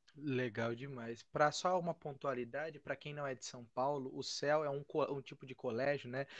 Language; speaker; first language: Portuguese; native; Portuguese